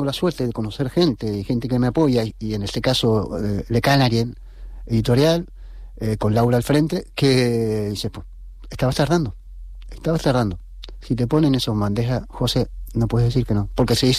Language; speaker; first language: Spanish; native; Spanish